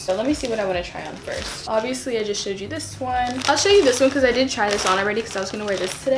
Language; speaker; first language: English; native; English